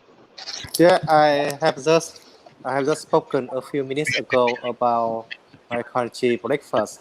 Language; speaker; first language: English; non-native, learner; Vietnamese